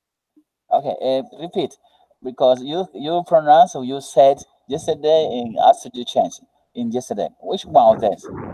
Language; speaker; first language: English; non-native, learner; Spanish